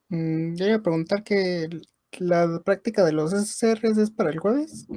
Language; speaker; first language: Spanish; native; Spanish